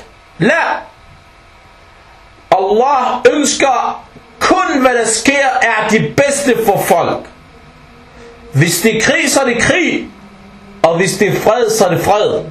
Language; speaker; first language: Danish; early bilingual, other home language; Arabic